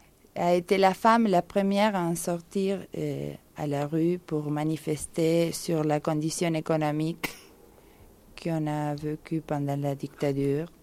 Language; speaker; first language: French; non-native, fluent; Spanish